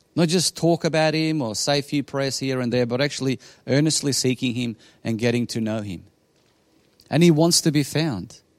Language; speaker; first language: English; non-native, fluent; Bosnian